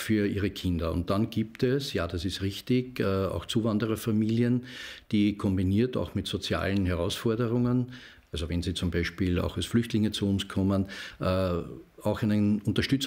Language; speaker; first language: German; native; German